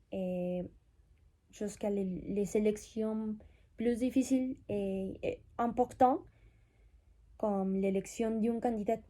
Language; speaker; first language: French; non-native, learner; Spanish